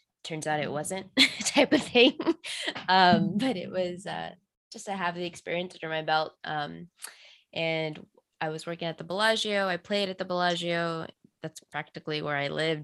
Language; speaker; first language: English; native; English